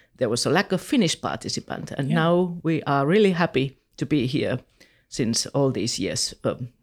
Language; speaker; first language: English; non-native, fluent; Finnish